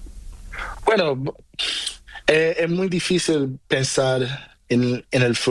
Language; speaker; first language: Spanish; non-native, learner; Portuguese